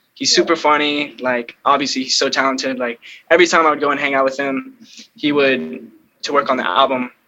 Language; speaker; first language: English; native; English